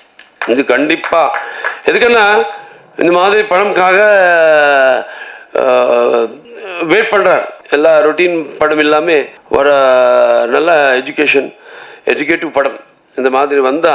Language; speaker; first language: Tamil; non-native, local second language; Telugu